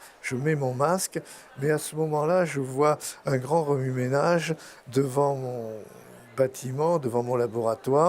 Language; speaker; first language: French; native; French